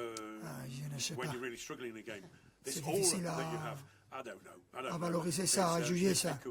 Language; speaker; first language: French; non-native, fluent; Spanish